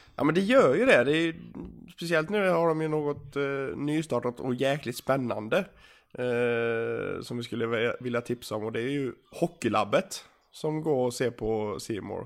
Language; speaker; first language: Swedish; native; Swedish